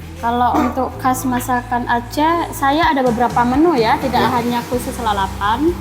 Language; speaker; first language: Indonesian; native; Indonesian